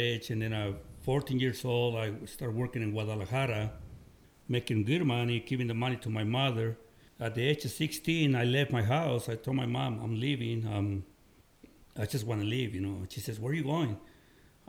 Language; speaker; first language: English; non-native, fluent; Spanish